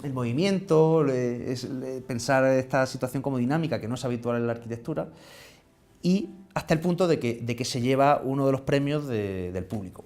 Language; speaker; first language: Spanish; native; Spanish